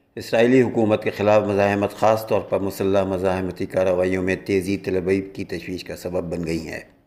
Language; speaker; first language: Urdu; native; Urdu